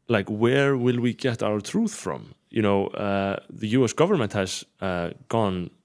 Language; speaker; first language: English; non-native, fluent; Icelandic